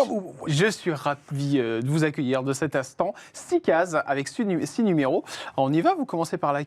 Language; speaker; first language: French; native; French